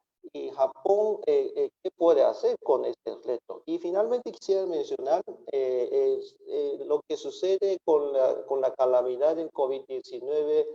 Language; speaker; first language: Spanish; non-native, fluent; Japanese